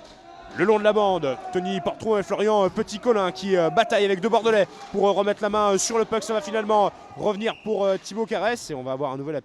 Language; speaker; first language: French; native; French